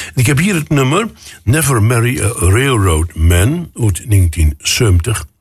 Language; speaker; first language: Dutch; native; Dutch